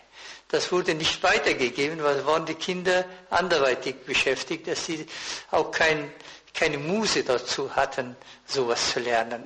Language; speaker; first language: German; non-native, fluent; Persian